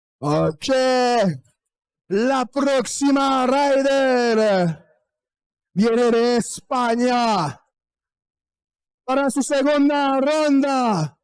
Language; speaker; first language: Spanish; non-native, learner; French